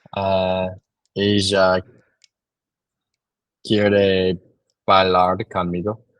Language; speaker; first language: Spanish; non-native, learner; English